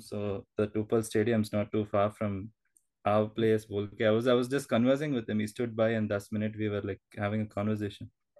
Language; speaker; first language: English; non-native, local second language; Telugu